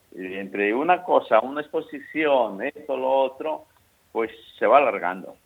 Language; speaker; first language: Spanish; native; Spanish